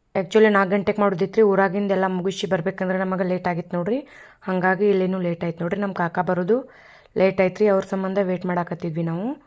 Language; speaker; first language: Kannada; non-native, local second language; Lambadi